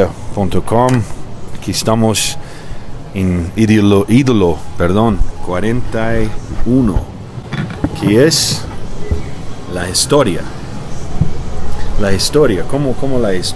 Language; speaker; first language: Spanish; early bilingual, heritage; English